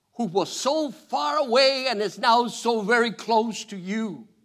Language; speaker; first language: English; non-native, fluent; Spanish